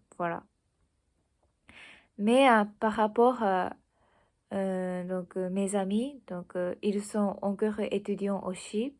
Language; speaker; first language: French; non-native, learner; Japanese